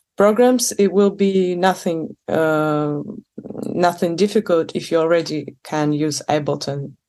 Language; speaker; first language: English; non-native, fluent; Russian